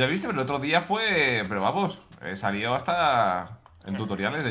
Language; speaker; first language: Spanish; native; Spanish